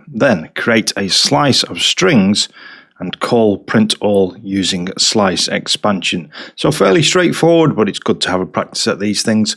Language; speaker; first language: English; native; English